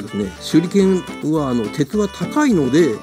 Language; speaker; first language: Japanese; native; Japanese